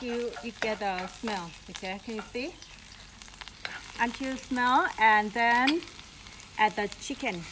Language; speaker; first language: English; non-native, learner; Thai